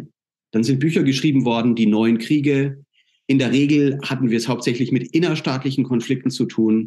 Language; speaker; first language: German; native; German